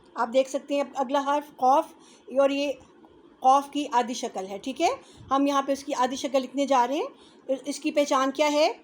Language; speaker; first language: Urdu; native; Urdu